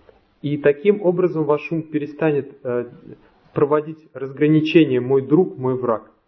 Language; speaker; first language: Russian; native; Russian